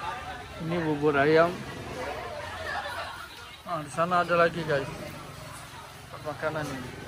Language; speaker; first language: Indonesian; non-native, learner; Arabic